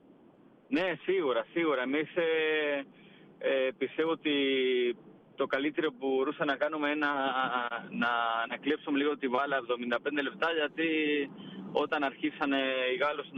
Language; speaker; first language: Greek; non-native, fluent; Spanish